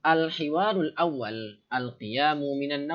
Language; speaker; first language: Arabic; non-native, fluent; Indonesian